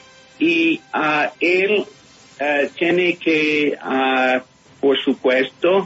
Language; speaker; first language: Spanish; non-native, fluent; English